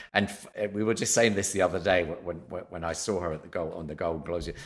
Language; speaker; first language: English; native; English